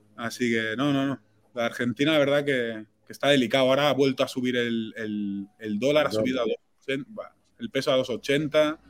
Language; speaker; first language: Spanish; non-native, local second language; Catalan